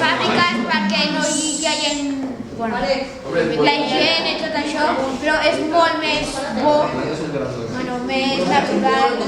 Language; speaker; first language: Catalan; non-native, local second language; Spanish